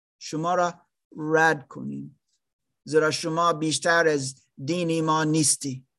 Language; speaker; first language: Persian; non-native, learner; German